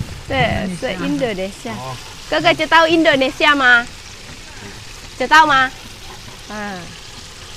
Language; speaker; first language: Chinese; non-native, learner; Indonesian